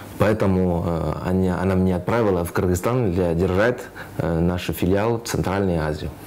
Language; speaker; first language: Russian; non-native, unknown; French